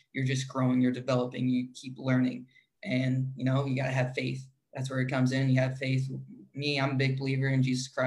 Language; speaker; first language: English; native; English